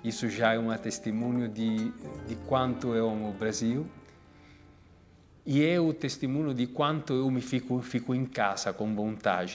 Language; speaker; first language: Portuguese; non-native, fluent; Italian